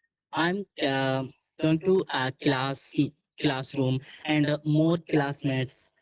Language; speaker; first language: English; non-native, learner; Hindi